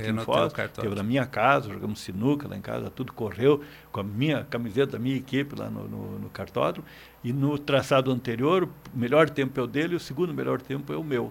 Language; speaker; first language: Portuguese; native; Portuguese